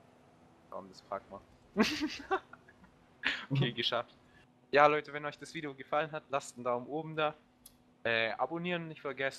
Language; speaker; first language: German; native; German